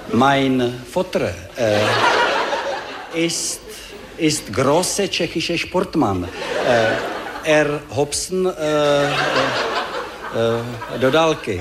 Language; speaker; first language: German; non-native, learner; Czech